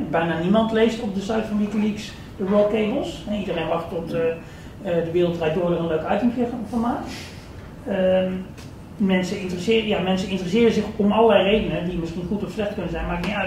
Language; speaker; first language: Dutch; native; Dutch